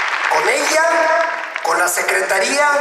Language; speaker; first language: Spanish; native; Spanish